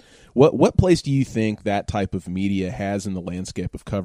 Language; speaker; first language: English; native; English